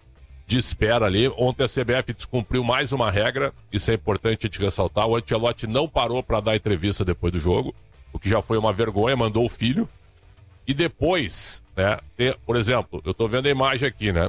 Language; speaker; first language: Portuguese; native; Portuguese